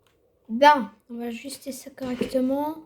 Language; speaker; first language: French; native; French